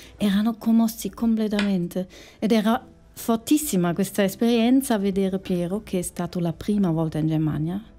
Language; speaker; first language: Italian; non-native, fluent; German